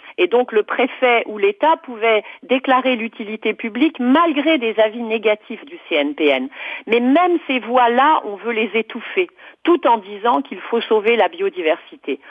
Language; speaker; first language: French; native; French